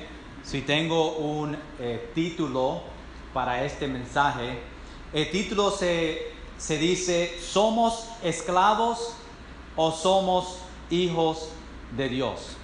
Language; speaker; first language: Spanish; non-native, fluent; English